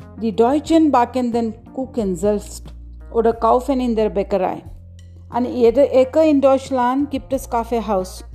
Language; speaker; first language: German; non-native, learner; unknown